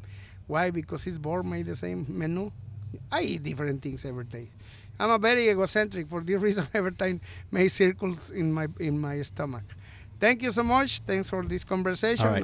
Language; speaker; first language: English; non-native, learner; Spanish